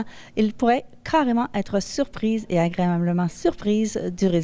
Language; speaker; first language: French; native; French